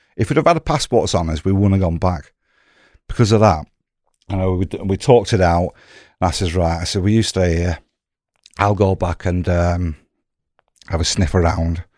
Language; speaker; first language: English; native; English